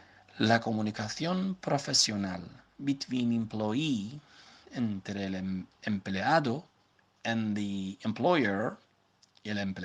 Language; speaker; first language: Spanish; non-native, fluent; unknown